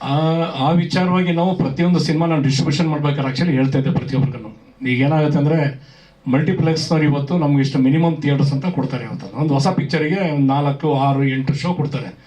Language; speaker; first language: Kannada; native; Kannada